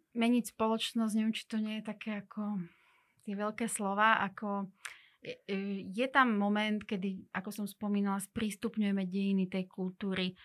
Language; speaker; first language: Slovak; non-native, local second language; Hungarian